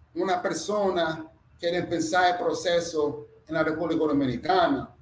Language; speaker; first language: Spanish; non-native, fluent; English